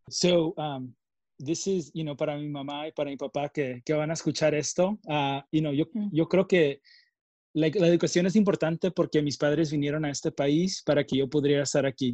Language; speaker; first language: Spanish; early bilingual, heritage; Spanish